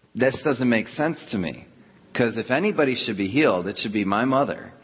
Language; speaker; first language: English; native; English